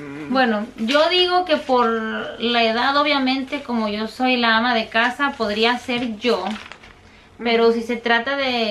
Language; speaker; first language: Spanish; native; Spanish